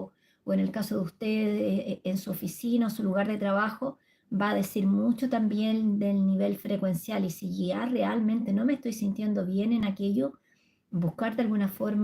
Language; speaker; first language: Spanish; native; Spanish